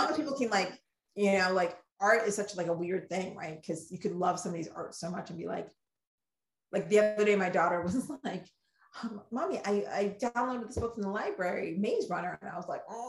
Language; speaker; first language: English; native; English